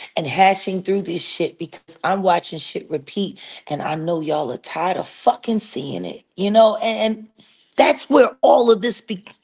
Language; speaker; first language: English; native; English